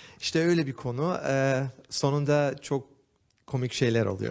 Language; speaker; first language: Turkish; early bilingual, heritage; Turkish